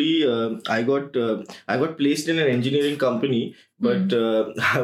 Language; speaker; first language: English; non-native, local second language; Bangla